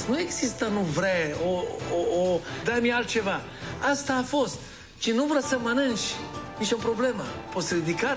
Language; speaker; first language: Romanian; non-native, learner; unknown